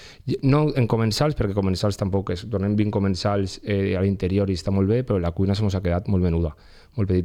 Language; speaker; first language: Catalan; native; Catalan